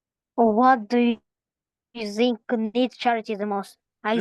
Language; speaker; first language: English; non-native, learner; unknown